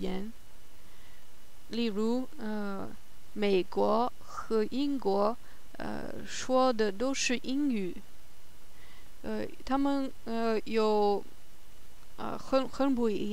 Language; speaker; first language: Chinese; non-native, learner; German